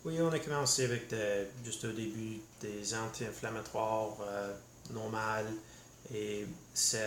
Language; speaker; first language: French; non-native, learner; English